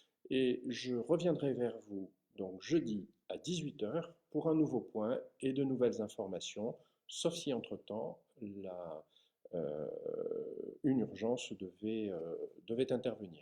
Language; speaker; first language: French; native; French